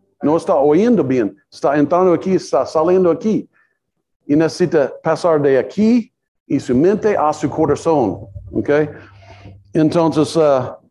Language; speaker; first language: Spanish; non-native, learner; English